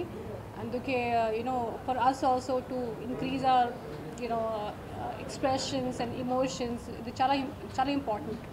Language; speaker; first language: Telugu; non-native, learner; Hindi